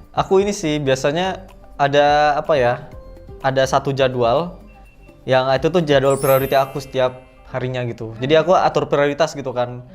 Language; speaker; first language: Indonesian; native; Indonesian